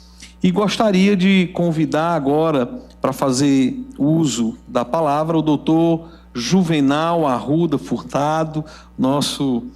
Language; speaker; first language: Portuguese; native; Portuguese